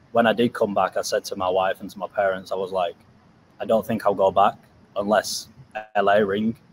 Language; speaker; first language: English; native; English